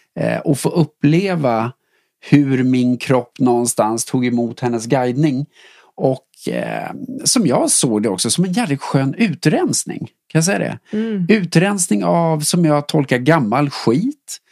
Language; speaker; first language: Swedish; native; Swedish